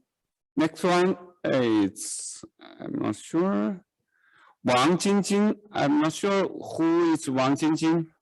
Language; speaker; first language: English; non-native, learner; Chinese